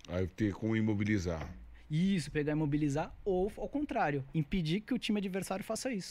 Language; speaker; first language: Portuguese; native; Portuguese